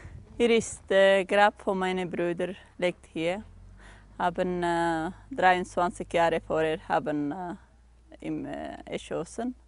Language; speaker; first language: German; non-native, fluent; Aramaic